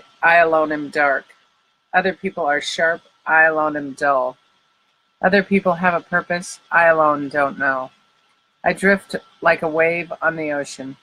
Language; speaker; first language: English; native; English